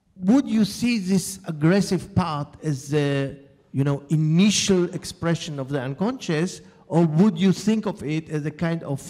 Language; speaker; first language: English; non-native, fluent; Hebrew